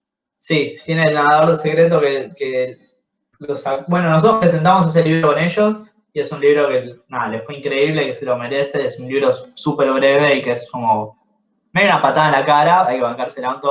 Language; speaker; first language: Spanish; native; Spanish